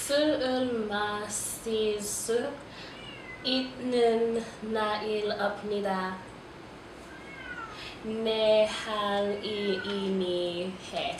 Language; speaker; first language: Korean; non-native, learner; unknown